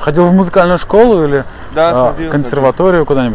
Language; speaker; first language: Russian; native; Russian